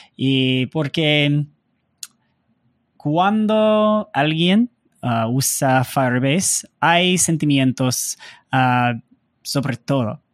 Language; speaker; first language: Spanish; non-native, learner; English